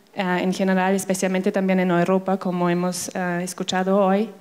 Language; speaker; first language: Spanish; non-native, fluent; German